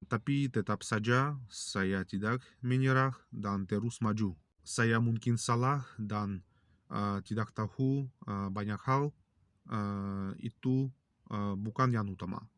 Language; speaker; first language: Indonesian; non-native, learner; Russian